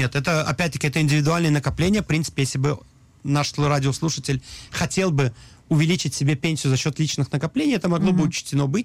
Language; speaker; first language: Russian; native; Russian